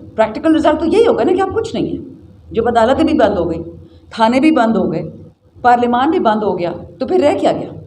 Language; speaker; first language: Urdu; non-native, local second language; Pashto